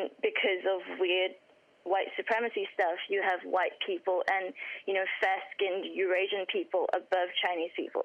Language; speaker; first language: English; native; English